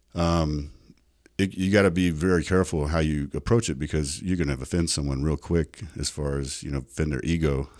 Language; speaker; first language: English; native; English